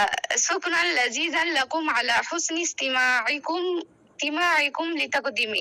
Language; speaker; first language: Arabic; non-native, learner; Bangla